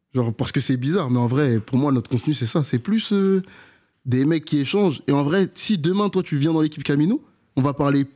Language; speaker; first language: French; native; French